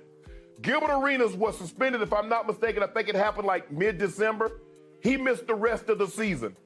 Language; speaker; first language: English; native; English